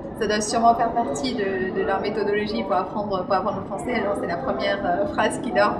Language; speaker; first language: French; native; French